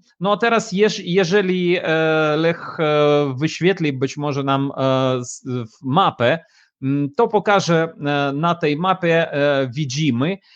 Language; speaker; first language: Polish; non-native, fluent; Ukrainian